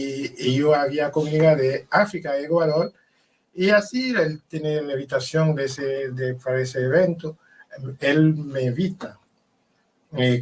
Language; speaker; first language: Spanish; non-native, learner; Haitian Creole